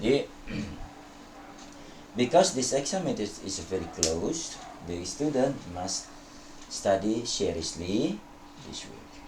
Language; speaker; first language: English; non-native, fluent; Indonesian